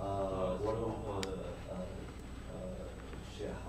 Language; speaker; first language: Chinese; non-native, learner; English